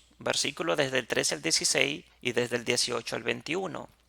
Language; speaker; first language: Spanish; native; Spanish